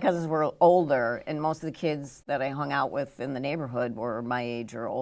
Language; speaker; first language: English; native; English